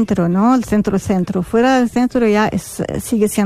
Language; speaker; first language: Spanish; non-native, fluent; Arabic